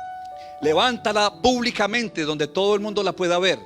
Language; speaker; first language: Spanish; native; Spanish